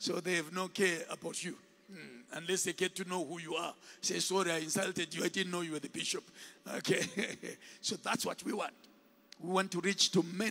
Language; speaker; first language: English; non-native, local second language; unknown